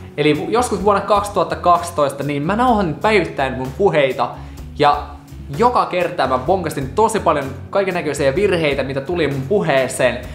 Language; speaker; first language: Finnish; non-native, fluent; Russian